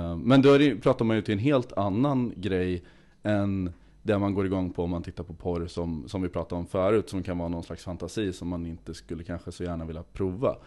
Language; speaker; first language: Swedish; native; Swedish